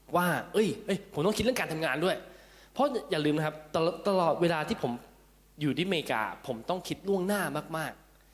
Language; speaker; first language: Thai; early bilingual, heritage; Thai